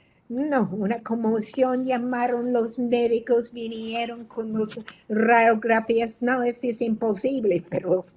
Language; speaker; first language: Spanish; non-native, fluent; English